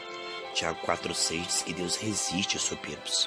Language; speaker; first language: Portuguese; native; Portuguese